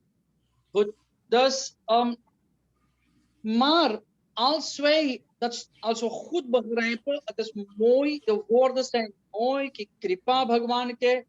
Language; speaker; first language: Dutch; non-native, local second language; Caribbean Hindustani